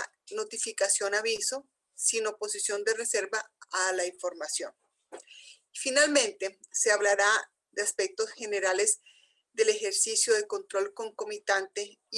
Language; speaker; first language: Spanish; native; Spanish